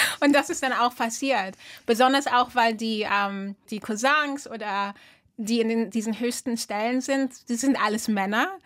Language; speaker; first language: German; early bilingual, other home language; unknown